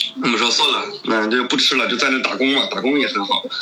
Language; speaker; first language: Chinese; native; Chinese